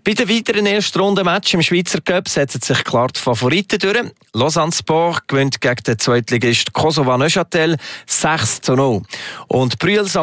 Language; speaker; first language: German; native; German